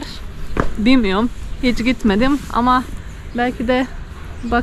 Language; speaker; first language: Turkish; non-native, fluent; Slovenian